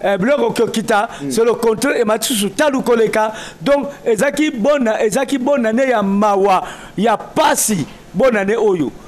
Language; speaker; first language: Lingala; native; Lingala